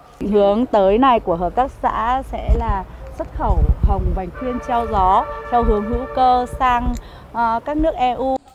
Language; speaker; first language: Vietnamese; non-native, local second language; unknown